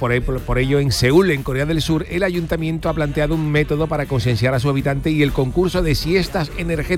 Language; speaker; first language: Spanish; native; Spanish